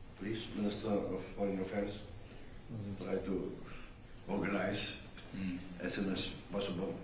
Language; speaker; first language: English; non-native, fluent; Indonesian